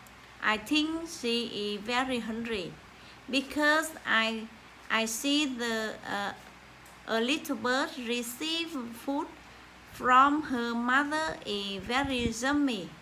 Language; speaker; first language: English; non-native, learner; Vietnamese